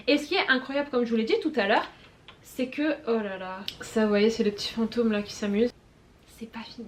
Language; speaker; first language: French; native; French